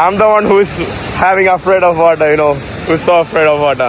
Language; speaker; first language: English; non-native, local second language; Malayalam